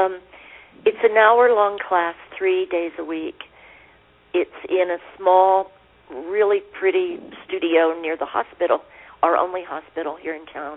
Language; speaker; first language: English; native; English